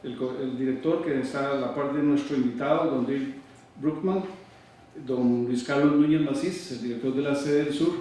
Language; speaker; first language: Spanish; native; Spanish